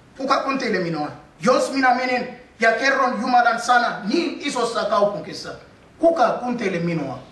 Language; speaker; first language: Finnish; non-native, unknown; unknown